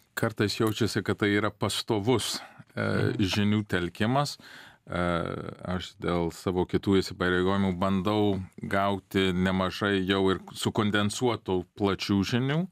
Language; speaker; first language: Lithuanian; early bilingual, heritage; Lithuanian